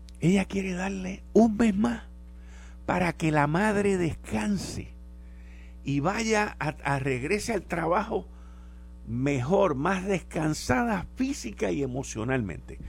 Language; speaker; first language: Spanish; native; Spanish